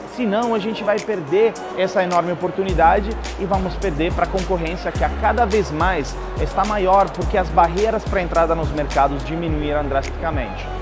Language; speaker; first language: Portuguese; non-native, fluent; Italian